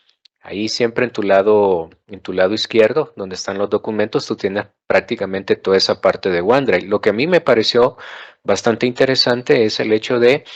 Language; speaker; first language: Spanish; native; Spanish